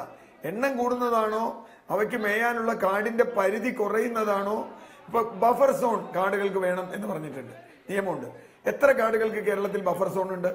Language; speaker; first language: Malayalam; native; Malayalam